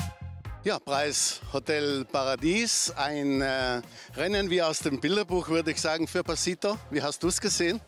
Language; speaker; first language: German; native; German